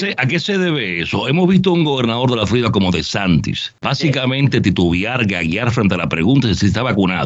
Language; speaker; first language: Spanish; native; Spanish